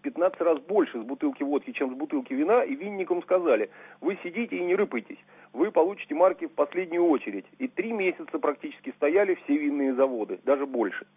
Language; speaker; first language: Russian; native; Russian